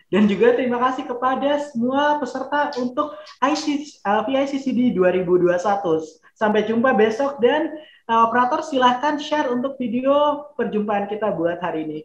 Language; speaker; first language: Indonesian; native; Indonesian